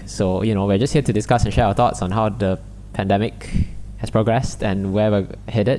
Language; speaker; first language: English; non-native, local second language; Chinese